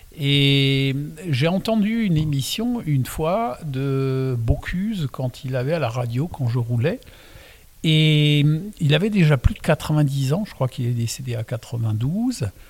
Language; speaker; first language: French; non-native, local second language; Swiss German